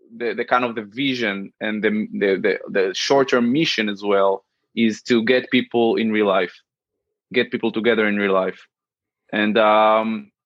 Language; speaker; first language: English; non-native, fluent; Hebrew